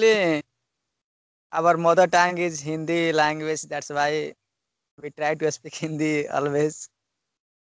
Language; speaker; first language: English; non-native, learner; Hindi